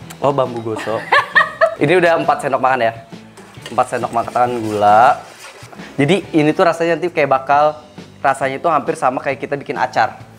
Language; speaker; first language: Indonesian; native; Indonesian